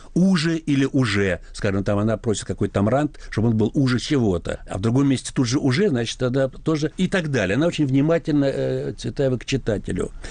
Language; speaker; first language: Russian; native; Russian